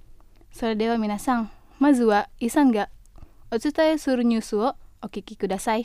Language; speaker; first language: Japanese; non-native, fluent; Indonesian